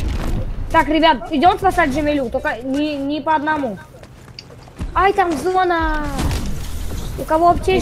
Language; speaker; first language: Russian; native; Russian